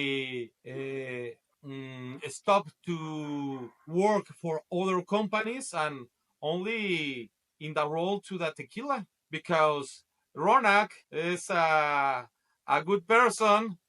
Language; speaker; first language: English; non-native, learner; Spanish